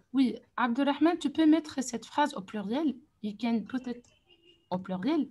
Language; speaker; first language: French; non-native, fluent; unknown